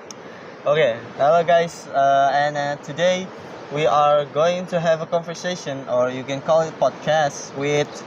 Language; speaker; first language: English; non-native, learner; Indonesian